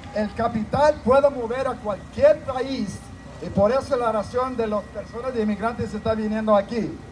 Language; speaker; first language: Spanish; early bilingual, heritage; Spanish